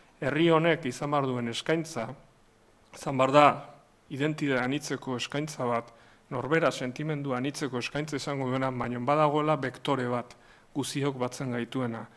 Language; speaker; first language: Basque; non-native, local second language; Spanish